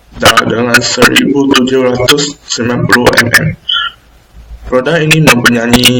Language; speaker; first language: Malay; non-native, local second language; Chinese